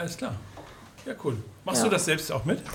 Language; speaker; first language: German; native; German